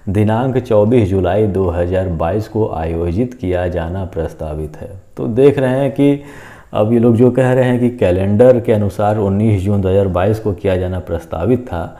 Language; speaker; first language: Hindi; native; Hindi